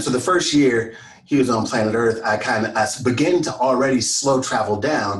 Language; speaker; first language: English; native; English